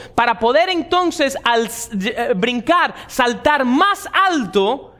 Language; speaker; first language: Spanish; early bilingual, heritage; Spanish